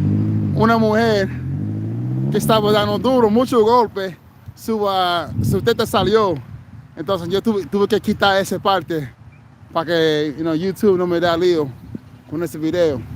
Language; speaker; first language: Spanish; non-native, fluent; English